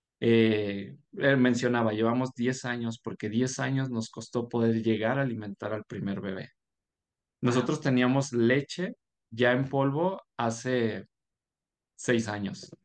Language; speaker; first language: Spanish; native; Spanish